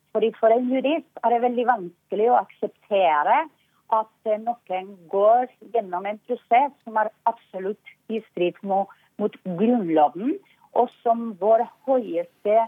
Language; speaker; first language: Norwegian; non-native, fluent; Spanish